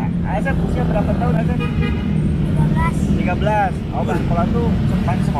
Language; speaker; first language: Indonesian; native; Indonesian